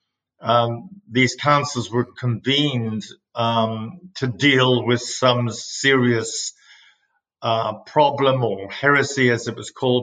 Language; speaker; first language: English; native; English